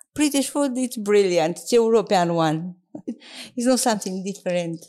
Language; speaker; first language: English; non-native, learner; Romanian